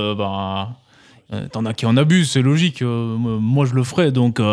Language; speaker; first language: French; native; French